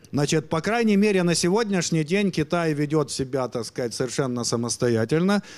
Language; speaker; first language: Russian; native; Russian